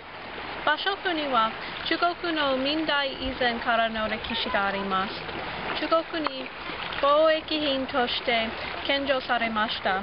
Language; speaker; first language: Japanese; non-native, learner; English